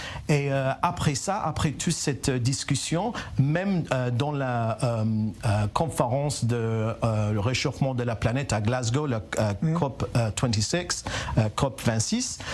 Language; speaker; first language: French; non-native, learner; English